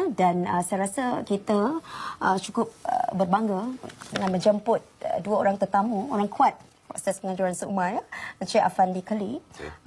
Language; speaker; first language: Malay; native; Malay